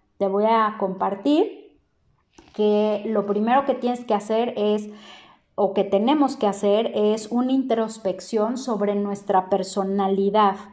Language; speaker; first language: Spanish; native; Spanish